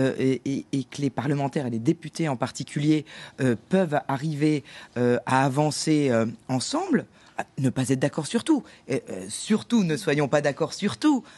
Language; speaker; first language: French; native; French